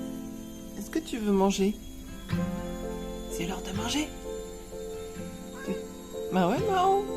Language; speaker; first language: French; native; French